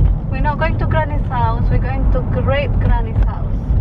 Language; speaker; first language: English; non-native, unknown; Indonesian